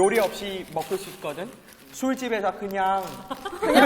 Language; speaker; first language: Korean; non-native, fluent; Vietnamese